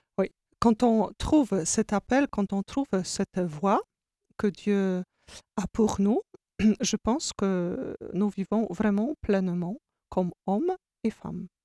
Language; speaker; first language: French; non-native, fluent; Polish